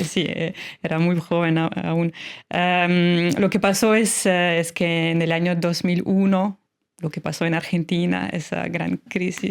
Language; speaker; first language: Spanish; non-native, fluent; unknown